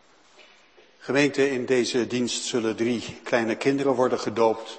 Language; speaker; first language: Dutch; native; Dutch